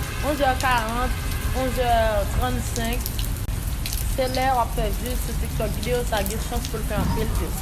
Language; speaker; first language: French; non-native, learner; Haitian Creole